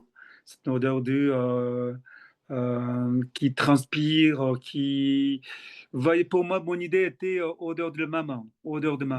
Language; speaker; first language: French; non-native, fluent; Korean